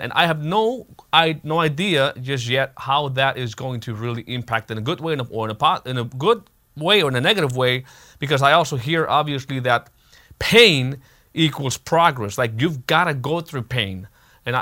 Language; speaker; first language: English; early bilingual, other home language; Spanish